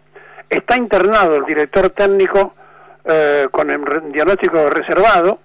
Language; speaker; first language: Spanish; native; Spanish